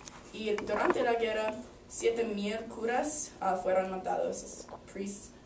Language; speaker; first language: Spanish; non-native, learner; English